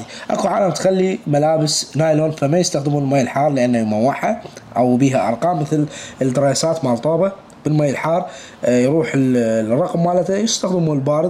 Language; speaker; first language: Arabic; native; Arabic